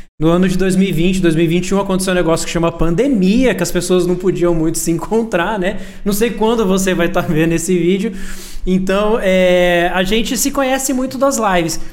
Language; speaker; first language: Portuguese; native; Portuguese